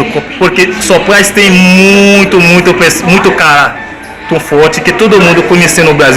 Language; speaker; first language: Portuguese; non-native, learner; Haitian Creole